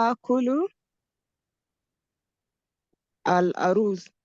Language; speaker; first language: Arabic; non-native, learner; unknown